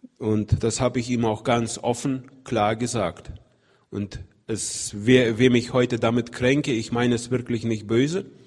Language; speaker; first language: German; non-native, fluent; Russian